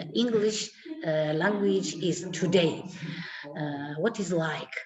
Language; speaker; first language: English; non-native, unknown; Kazakh